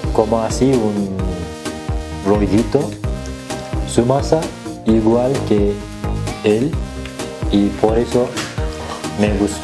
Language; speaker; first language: Spanish; non-native, learner; Turkish